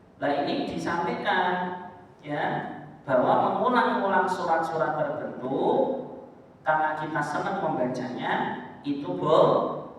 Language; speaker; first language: Indonesian; native; Indonesian